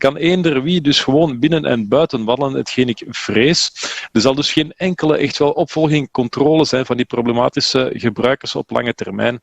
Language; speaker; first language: Dutch; native; Dutch